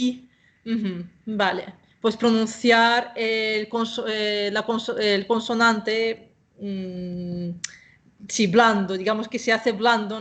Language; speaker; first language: Spanish; non-native, fluent; Russian